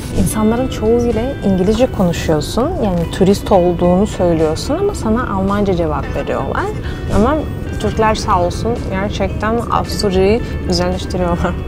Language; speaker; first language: Turkish; non-native, fluent; Russian